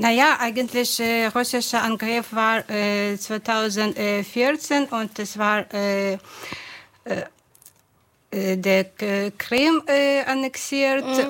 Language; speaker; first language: German; non-native, fluent; Ukrainian